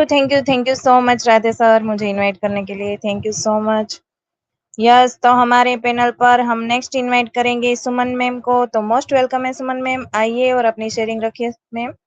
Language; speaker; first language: Hindi; native; Hindi